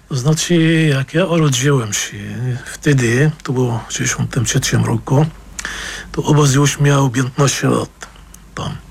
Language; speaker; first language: Polish; non-native, fluent; Arabic